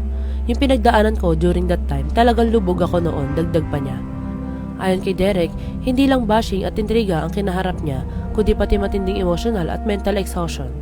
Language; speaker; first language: Filipino; native; Filipino